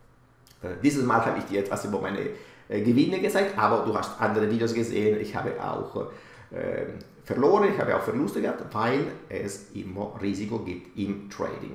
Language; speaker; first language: German; non-native, fluent; Italian